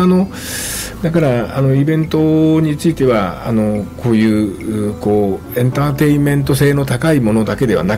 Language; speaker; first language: Japanese; native; Japanese